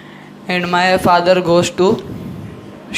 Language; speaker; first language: English; non-native, learner; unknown